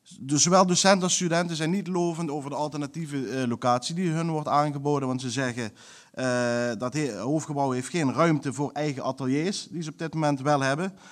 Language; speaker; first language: Dutch; native; Dutch